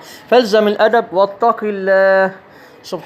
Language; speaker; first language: Arabic; native; Arabic